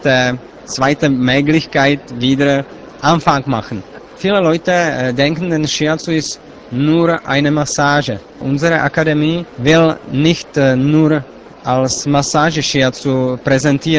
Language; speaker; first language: German; non-native, learner; Czech